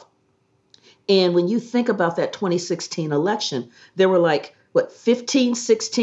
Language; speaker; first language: English; native; English